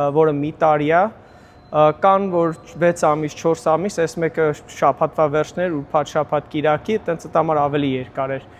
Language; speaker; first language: Armenian; early bilingual, heritage; Armenian